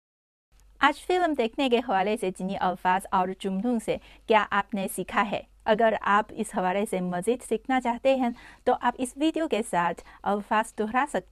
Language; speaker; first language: Hindi; non-native, fluent; Chinese